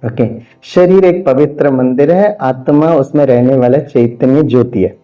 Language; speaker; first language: Hindi; non-native, local second language; Malayalam